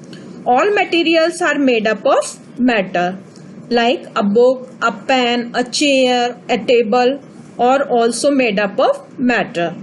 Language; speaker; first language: English; non-native, local second language; Hindi